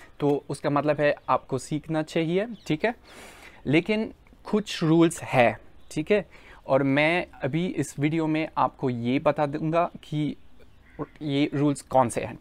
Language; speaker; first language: Hindi; non-native, fluent; German